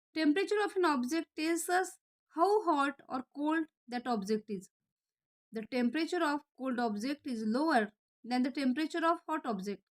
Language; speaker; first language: English; non-native, local second language; Marathi